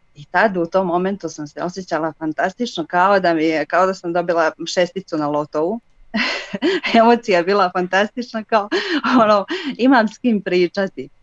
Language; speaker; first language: Serbian; native; Serbian